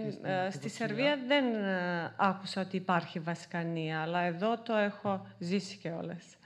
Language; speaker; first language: Greek; non-native, fluent; Serbian